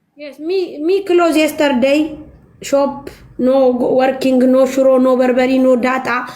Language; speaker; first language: English; non-native, learner; Amharic